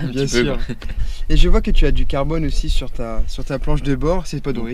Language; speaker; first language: French; native; French